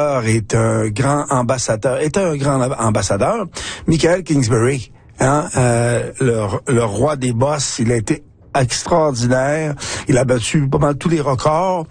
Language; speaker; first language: French; native; French